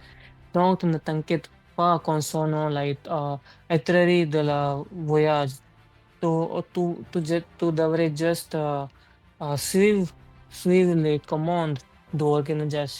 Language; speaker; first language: French; non-native, learner; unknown